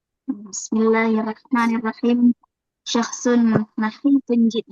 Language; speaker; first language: Arabic; non-native, learner; Indonesian